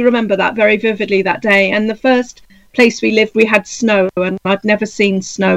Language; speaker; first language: English; native; English